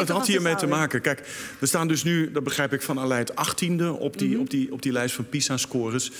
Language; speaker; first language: Dutch; native; Dutch